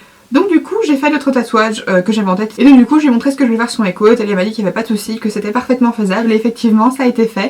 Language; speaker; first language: French; native; French